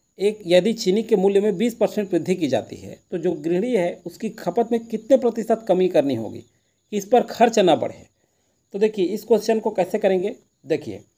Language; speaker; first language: Hindi; native; Hindi